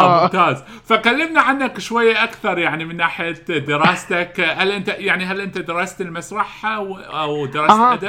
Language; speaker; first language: Arabic; native; Arabic